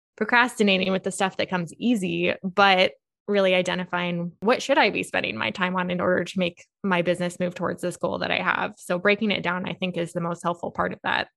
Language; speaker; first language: English; native; English